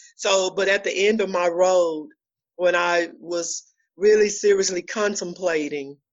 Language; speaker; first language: English; native; English